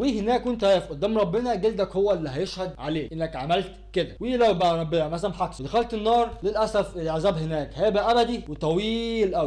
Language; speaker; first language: Arabic; native; Arabic